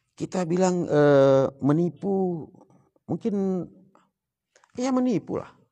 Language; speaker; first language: Indonesian; non-native, local second language; Sasak